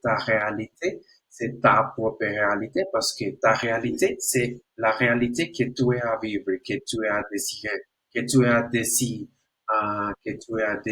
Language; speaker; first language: French; non-native, learner; Spanish